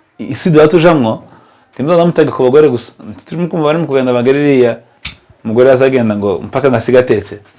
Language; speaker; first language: Kinyarwanda; native; Kinyarwanda